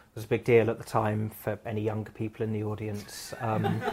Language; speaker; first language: English; native; English